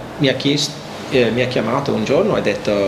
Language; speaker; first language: Italian; non-native, learner; English